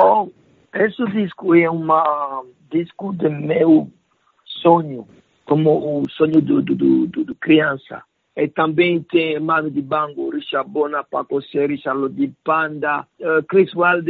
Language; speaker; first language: Portuguese; non-native, learner; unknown